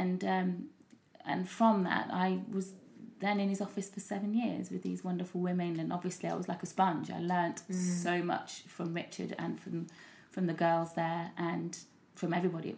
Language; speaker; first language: English; native; English